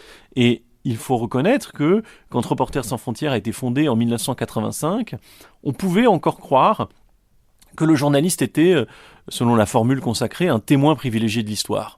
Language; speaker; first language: French; native; French